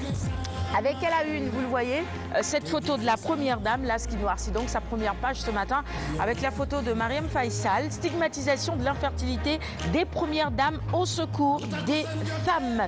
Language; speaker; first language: French; non-native, local second language; Wolof